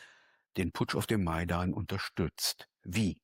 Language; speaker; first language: German; native; German